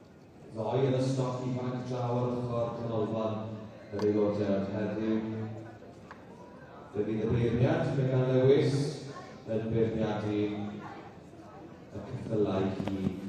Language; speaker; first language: Welsh; native; Welsh